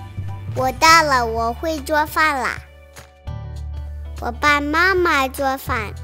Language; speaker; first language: Chinese; early bilingual, heritage; Chinese